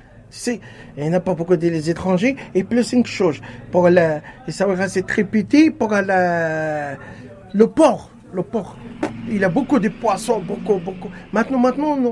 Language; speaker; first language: French; non-native, learner; Arabic